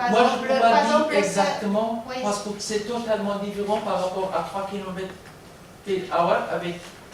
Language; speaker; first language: French; non-native, learner; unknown